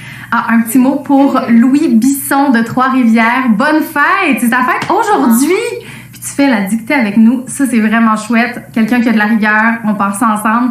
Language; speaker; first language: French; native; French